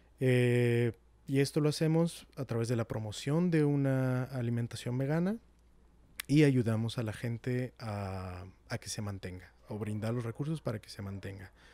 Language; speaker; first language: Spanish; native; Spanish